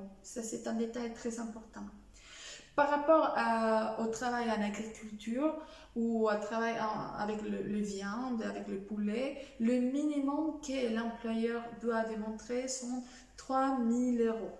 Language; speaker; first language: French; non-native, fluent; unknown